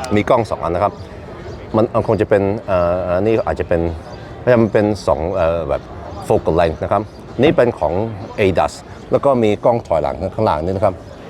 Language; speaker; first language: Thai; non-native, fluent; Norwegian